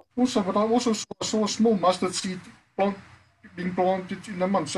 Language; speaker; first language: English; non-native, local second language; Afrikaans